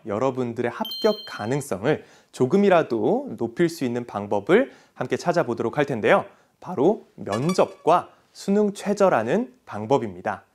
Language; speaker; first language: Korean; native; Korean